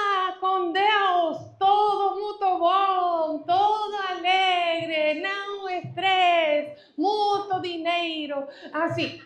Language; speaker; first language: Portuguese; non-native, fluent; Spanish